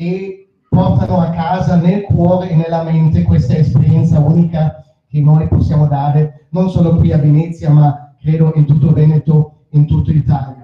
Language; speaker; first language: Italian; non-native, fluent; German